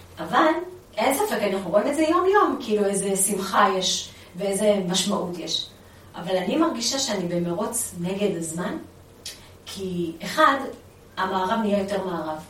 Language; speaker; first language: Hebrew; early bilingual, other home language; Amharic